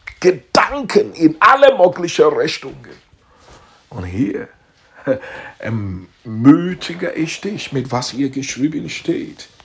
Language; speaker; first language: German; non-native, learner; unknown